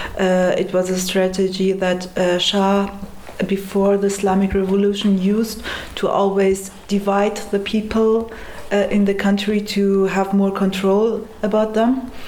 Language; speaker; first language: English; non-native, fluent; Persian